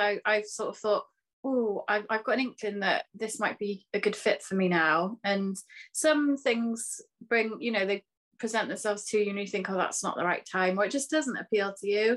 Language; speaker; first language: English; native; English